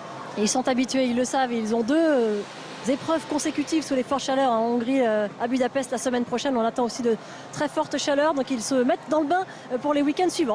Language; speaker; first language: French; native; French